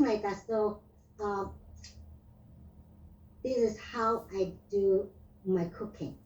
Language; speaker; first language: English; non-native, learner; Vietnamese